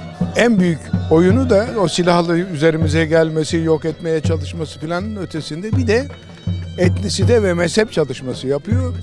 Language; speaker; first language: Turkish; native; Turkish